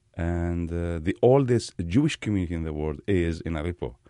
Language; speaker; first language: English; non-native, fluent; Arabic